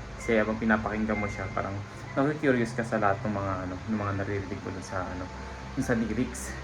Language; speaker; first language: Filipino; native; Filipino